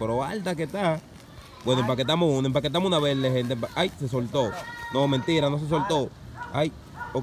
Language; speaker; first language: Spanish; native; Spanish